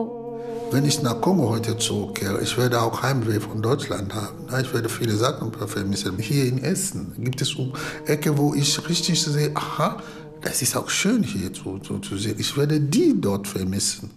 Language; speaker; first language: German; non-native, fluent; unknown